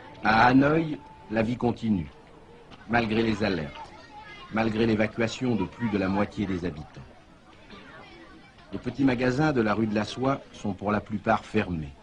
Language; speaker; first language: French; native; French